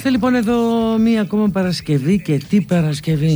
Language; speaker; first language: Greek; native; Greek